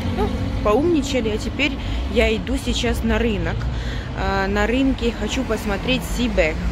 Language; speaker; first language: Russian; native; Russian